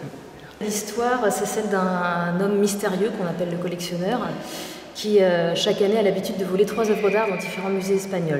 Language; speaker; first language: French; native; French